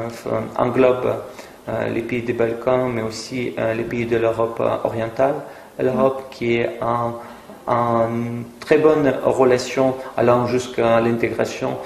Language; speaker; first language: French; non-native, fluent; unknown